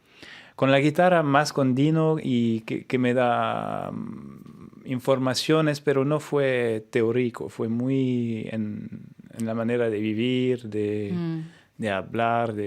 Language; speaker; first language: Spanish; non-native, fluent; French